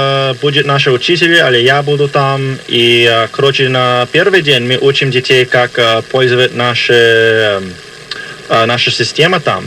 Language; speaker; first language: Russian; early bilingual, heritage; Russian